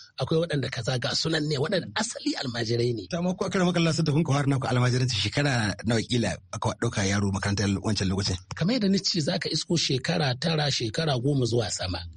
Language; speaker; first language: Hausa; native; Hausa